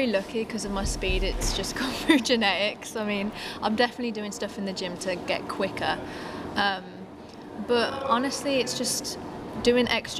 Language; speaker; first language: English; native; English